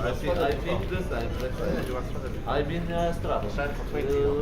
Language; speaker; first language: English; non-native, learner; Polish